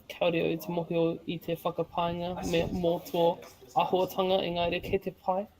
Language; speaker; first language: Māori; non-native, local second language; English